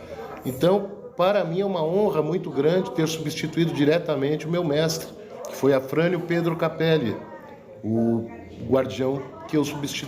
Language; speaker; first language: Portuguese; native; Portuguese